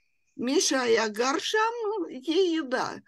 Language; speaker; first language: Hebrew; non-native, fluent; Yiddish